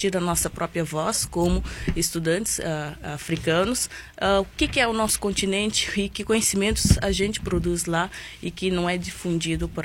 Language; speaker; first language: Portuguese; non-native, local second language; Kabuverdianu